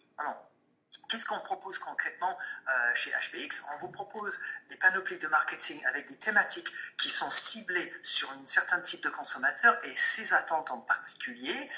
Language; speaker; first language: French; non-native, fluent; English